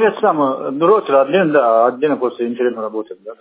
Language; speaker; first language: Russian; non-native, fluent; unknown